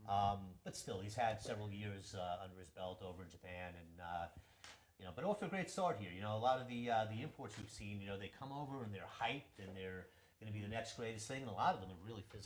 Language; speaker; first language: English; native; English